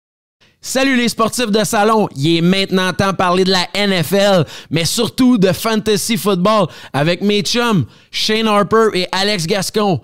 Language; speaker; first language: French; native; French